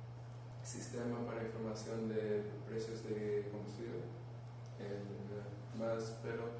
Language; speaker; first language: Spanish; non-native, learner; Portuguese